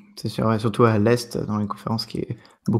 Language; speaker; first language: French; native; French